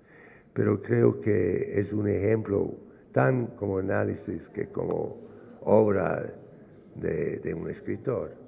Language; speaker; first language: Spanish; non-native, fluent; English